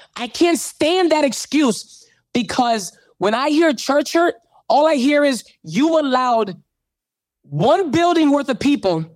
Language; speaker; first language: English; native; English